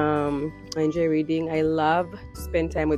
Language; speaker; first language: English; non-native, local second language; Ganda